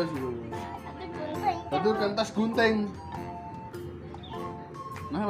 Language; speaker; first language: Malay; non-native, local second language; Javanese